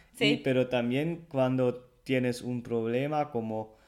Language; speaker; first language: Spanish; non-native, fluent; German